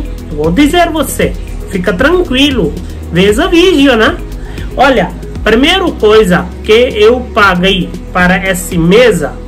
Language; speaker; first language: Portuguese; non-native, fluent; Hindi